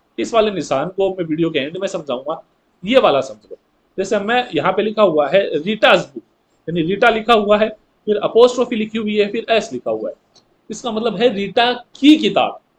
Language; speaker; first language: Hindi; native; Hindi